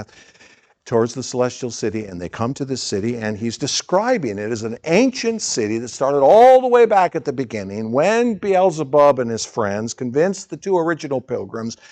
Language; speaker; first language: English; native; English